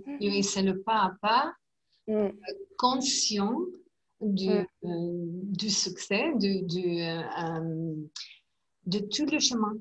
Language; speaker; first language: French; non-native, learner; English